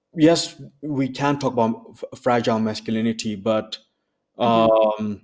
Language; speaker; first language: English; non-native, local second language; Tswana